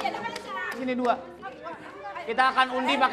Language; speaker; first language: Indonesian; native; Indonesian